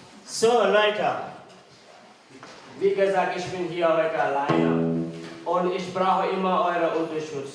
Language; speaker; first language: German; non-native, fluent; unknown